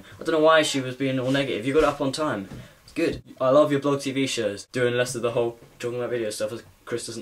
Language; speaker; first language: English; native; English